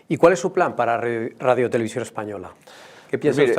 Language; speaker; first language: Spanish; native; Spanish